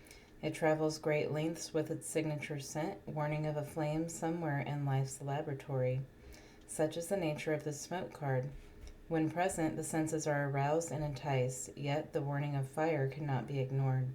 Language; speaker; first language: English; native; English